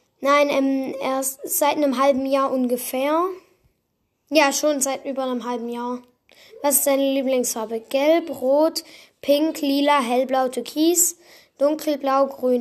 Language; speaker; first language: German; native; German